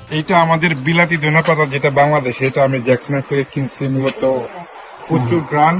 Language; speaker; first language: Bangla; native; Bangla